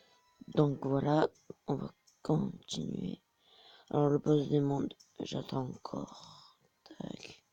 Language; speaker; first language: French; native; French